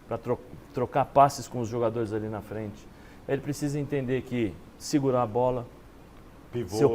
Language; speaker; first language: Portuguese; native; Portuguese